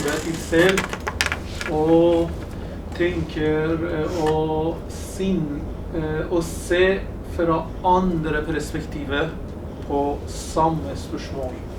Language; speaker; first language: Norwegian; non-native, learner; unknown